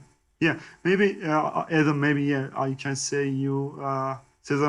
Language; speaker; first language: English; non-native, learner; Turkish